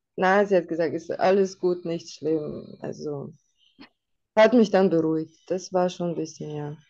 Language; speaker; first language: German; non-native, fluent; Russian